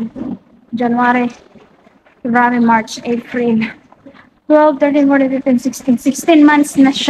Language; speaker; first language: Filipino; native; Filipino